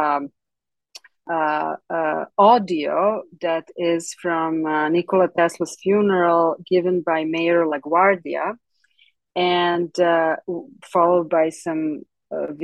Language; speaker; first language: English; non-native, fluent; Serbian